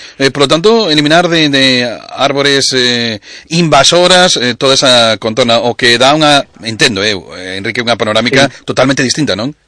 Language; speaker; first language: Galician; non-native, local second language; Spanish